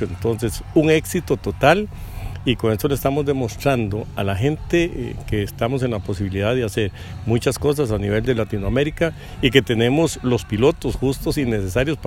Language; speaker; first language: Spanish; native; Spanish